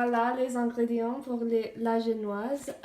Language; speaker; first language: French; non-native, learner; English